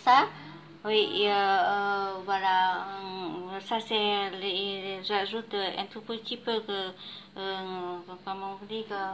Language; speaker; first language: French; non-native, learner; Vietnamese